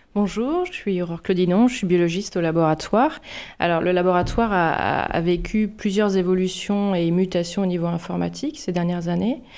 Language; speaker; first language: French; native; French